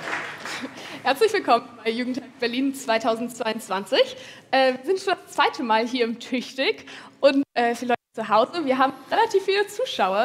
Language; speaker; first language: German; native; German